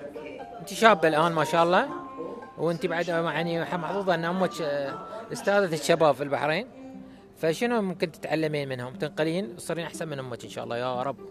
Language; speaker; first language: Arabic; native; Arabic